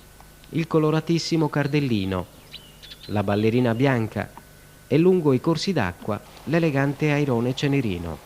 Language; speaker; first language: Italian; native; Italian